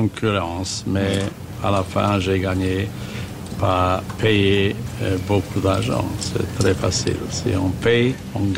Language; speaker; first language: French; non-native, fluent; German